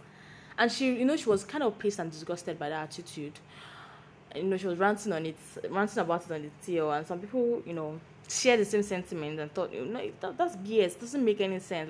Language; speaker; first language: English; non-native, local second language; Yoruba